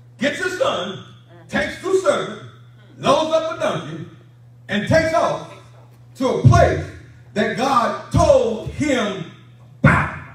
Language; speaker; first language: English; native; English